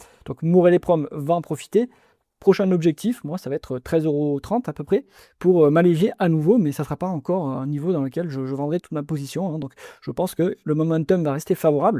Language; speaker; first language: French; native; French